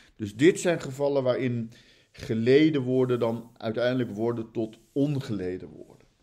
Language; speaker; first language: Dutch; native; Dutch